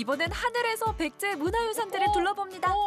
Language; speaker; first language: Korean; native; Korean